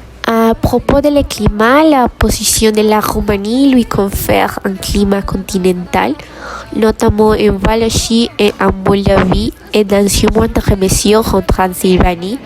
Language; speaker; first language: French; non-native, learner; Spanish